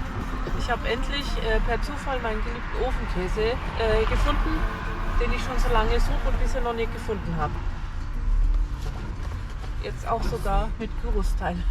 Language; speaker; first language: German; native; German